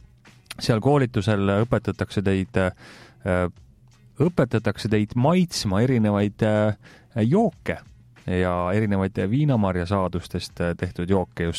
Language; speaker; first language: Estonian; native; Estonian